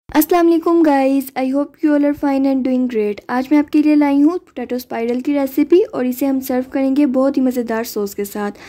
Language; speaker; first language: Urdu; native; Urdu